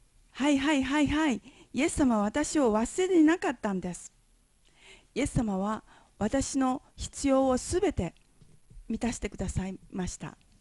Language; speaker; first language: Japanese; native; Japanese